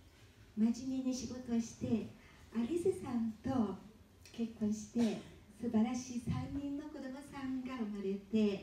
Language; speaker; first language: Japanese; early bilingual, heritage; Japanese